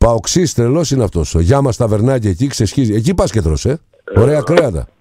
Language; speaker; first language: Greek; native; Greek